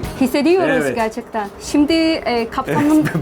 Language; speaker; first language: Turkish; non-native, learner; Chinese